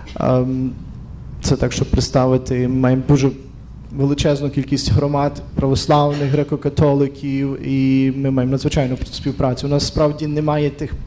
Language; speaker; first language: Ukrainian; native; Ukrainian